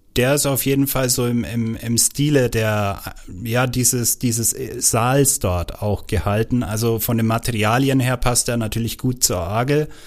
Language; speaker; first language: German; native; German